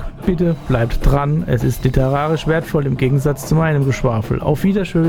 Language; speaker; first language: German; native; German